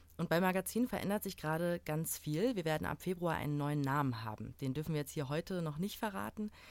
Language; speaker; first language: German; native; German